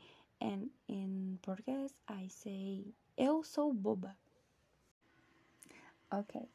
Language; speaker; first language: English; non-native, fluent; Portuguese